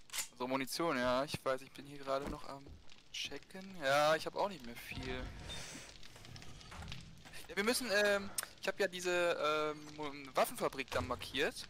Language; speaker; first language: German; native; German